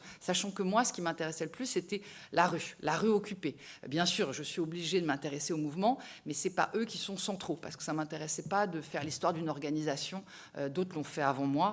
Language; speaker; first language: French; native; French